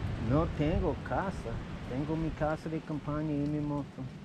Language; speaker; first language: Spanish; non-native, learner; English